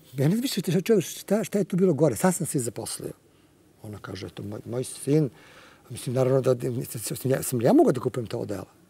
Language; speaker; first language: Serbian; native; Serbian